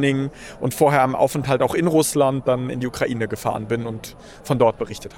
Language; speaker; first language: German; early bilingual, other home language; Russian